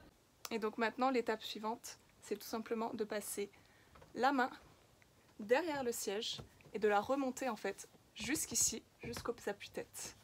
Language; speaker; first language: French; native; French